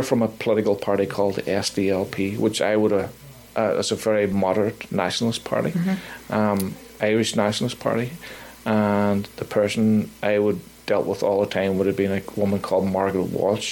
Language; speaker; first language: English; native; English